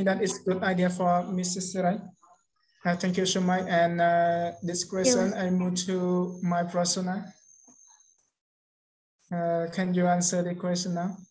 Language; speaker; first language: English; non-native, learner; Khmer